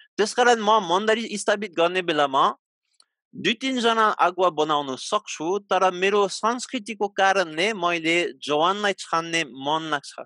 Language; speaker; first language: Nepali; non-native, fluent; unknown